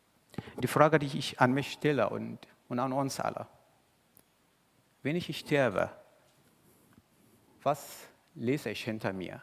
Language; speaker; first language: German; non-native, fluent; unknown